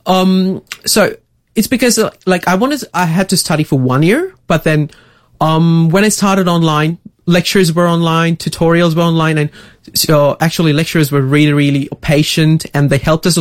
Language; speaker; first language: English; non-native, local second language; Tamil